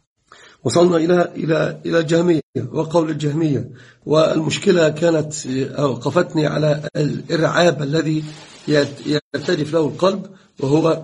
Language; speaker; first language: Arabic; native; Arabic